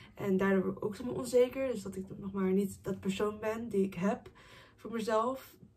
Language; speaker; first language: Dutch; early bilingual, other home language; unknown